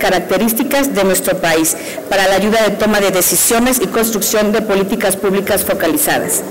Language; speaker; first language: Spanish; native; Spanish